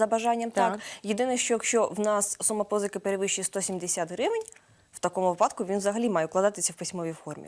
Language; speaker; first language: Ukrainian; native; Ukrainian